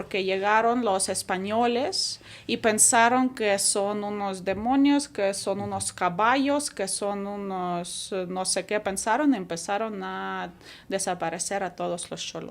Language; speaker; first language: Spanish; non-native, fluent; Ukrainian